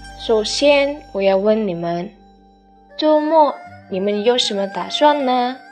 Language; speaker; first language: Chinese; non-native, fluent; Indonesian